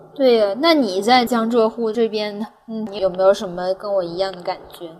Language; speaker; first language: Chinese; non-native, local second language; Cantonese